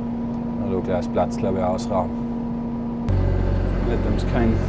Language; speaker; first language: German; native; German